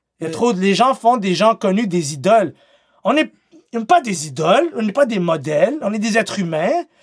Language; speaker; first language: French; native; French